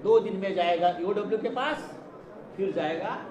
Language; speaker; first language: Hindi; non-native, local second language; Marathi